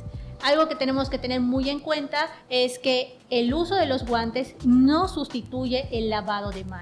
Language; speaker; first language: Spanish; native; Spanish